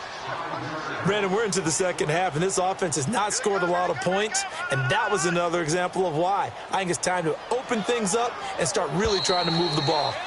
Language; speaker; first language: English; native; English